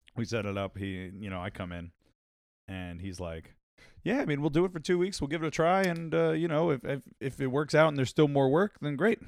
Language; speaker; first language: English; native; English